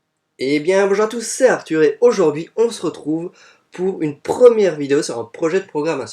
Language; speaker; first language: French; native; French